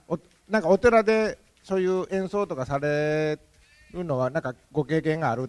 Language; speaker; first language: Japanese; native; Japanese